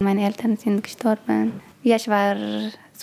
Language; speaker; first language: German; non-native, learner; Tigrinya